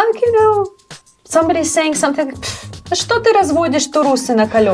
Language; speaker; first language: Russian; native; Russian